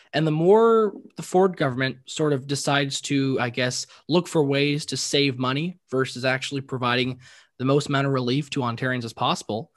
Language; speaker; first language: English; native; English